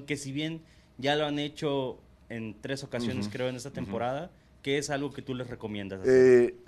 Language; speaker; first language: Spanish; native; Spanish